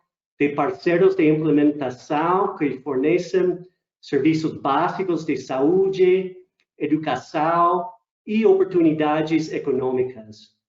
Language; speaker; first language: Portuguese; non-native, fluent; English